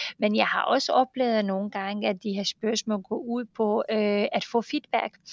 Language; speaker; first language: Danish; non-native, fluent; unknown